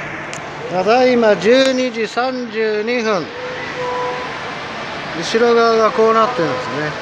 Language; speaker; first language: Japanese; native; Japanese